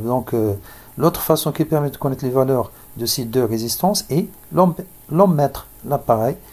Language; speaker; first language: French; non-native, local second language; Arabic